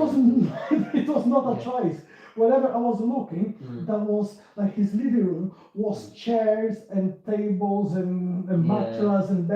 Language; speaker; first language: English; non-native, fluent; Portuguese